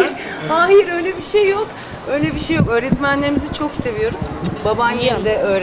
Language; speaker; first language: Turkish; native; Turkish